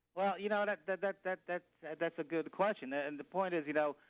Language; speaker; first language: English; native; English